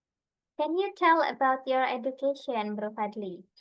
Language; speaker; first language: English; non-native, fluent; Indonesian